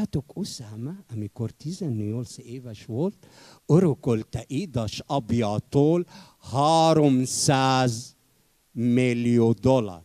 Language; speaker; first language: Hungarian; non-native, fluent; Arabic